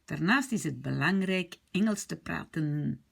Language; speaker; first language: Dutch; non-native, local second language; French